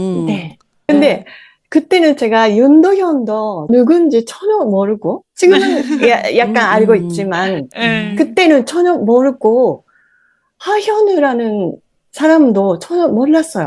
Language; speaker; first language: Korean; non-native, fluent; Japanese